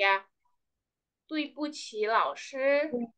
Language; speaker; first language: Chinese; non-native, fluent; Indonesian